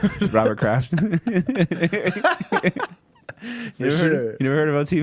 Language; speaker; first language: English; native; English